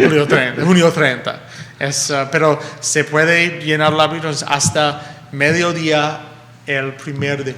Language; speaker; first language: Spanish; early bilingual, heritage; English